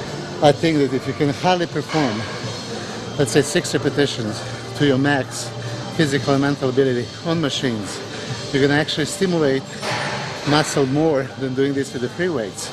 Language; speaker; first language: English; non-native, fluent; Serbian